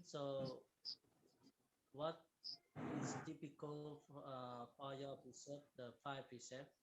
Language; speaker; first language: English; non-native, learner; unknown